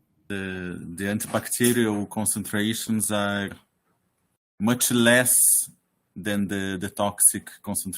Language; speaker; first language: English; non-native, fluent; Portuguese